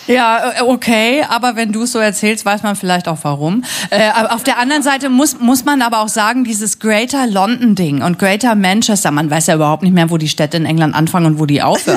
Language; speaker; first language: German; native; German